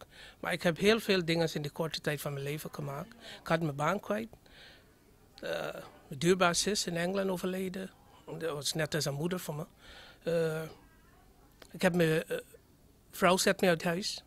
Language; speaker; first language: Dutch; non-native, fluent; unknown